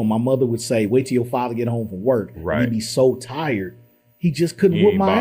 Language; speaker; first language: English; native; English